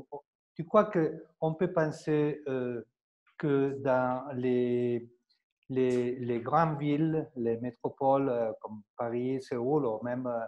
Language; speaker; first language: French; non-native, fluent; Spanish